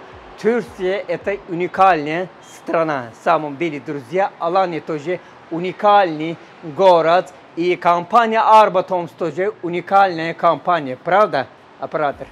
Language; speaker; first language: Russian; non-native, fluent; Turkish